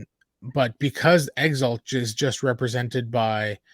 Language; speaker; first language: English; native; English